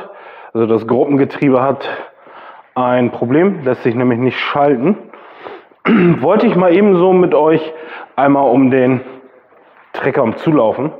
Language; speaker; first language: German; native; German